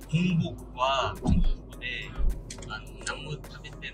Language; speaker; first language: Japanese; non-native, learner; Korean